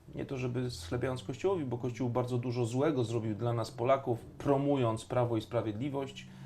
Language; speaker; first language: Polish; native; Polish